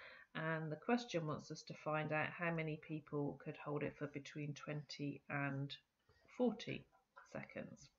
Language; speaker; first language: English; native; English